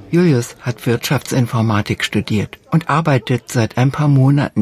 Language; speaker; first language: German; native; German